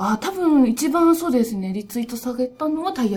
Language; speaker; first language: Japanese; native; Japanese